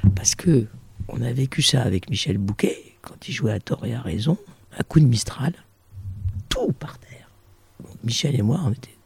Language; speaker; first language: French; native; French